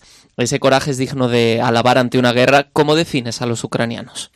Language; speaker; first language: Spanish; native; Spanish